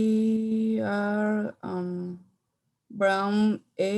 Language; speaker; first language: English; non-native, learner; Spanish